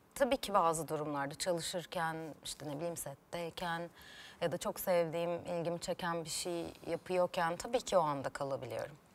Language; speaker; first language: Turkish; native; Turkish